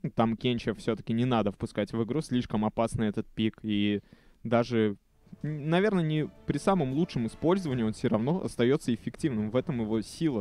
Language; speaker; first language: Russian; native; Russian